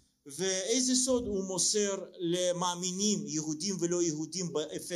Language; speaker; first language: Hebrew; non-native, fluent; Russian